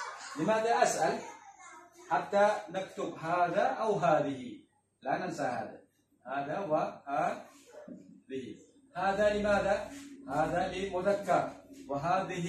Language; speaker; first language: Arabic; non-native, fluent; Khmer